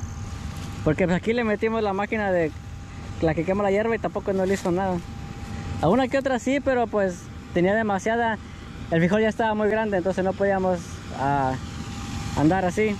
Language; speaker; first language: Spanish; native; Spanish